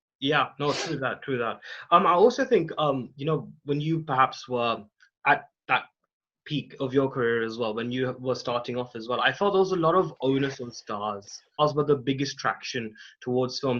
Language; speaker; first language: English; non-native, local second language; Hindi